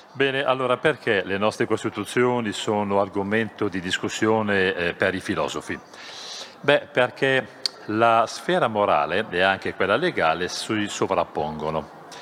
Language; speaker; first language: Italian; non-native, fluent; German